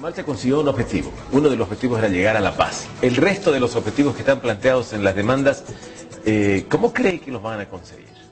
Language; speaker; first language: Spanish; native; Spanish